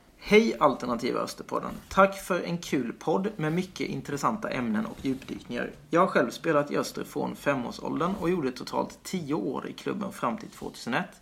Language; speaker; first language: Swedish; native; Swedish